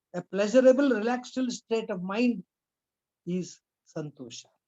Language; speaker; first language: English; non-native, local second language; Kannada